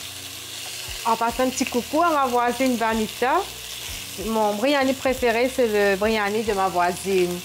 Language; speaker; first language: French; non-native, local second language; Morisyen